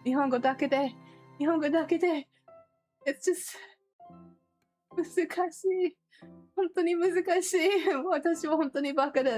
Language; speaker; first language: Japanese; non-native, learner; English